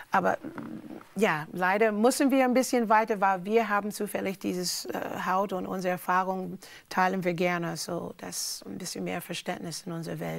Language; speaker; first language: German; non-native, fluent; English